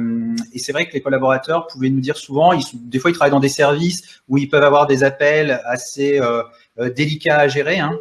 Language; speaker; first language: French; native; French